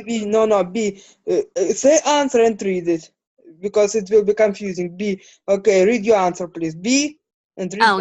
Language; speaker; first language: English; non-native, learner; Ukrainian